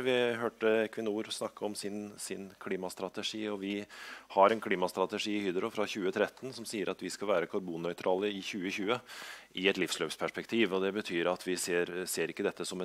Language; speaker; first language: Norwegian; native; Norwegian